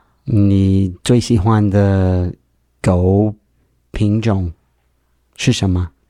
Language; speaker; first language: Chinese; non-native, learner; English